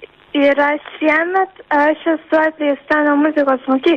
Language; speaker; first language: Lithuanian; native; Lithuanian